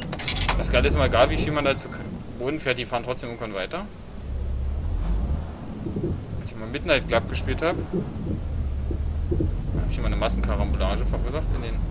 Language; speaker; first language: German; native; German